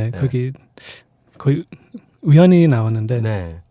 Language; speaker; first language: Korean; non-native, fluent; English